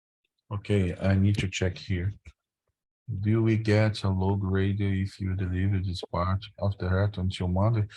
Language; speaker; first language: English; non-native, learner; Portuguese